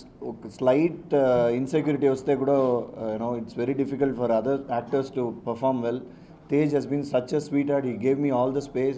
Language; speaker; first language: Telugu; non-native, learner; Tamil